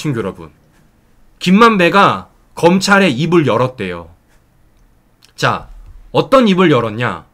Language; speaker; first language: Korean; native; Korean